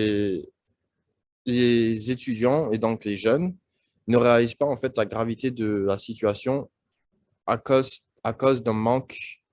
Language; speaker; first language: French; non-native, learner; English